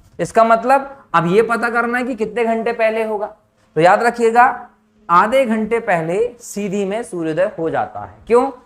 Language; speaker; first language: Hindi; native; Hindi